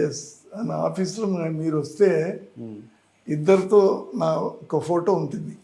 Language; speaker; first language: Telugu; non-native, learner; Tamil